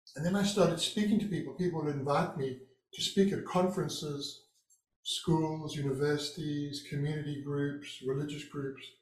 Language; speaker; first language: English; native; English